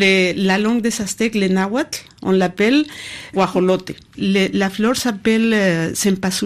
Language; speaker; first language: French; non-native, fluent; Spanish